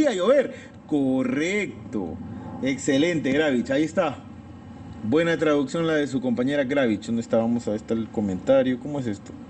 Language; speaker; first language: Spanish; native; Spanish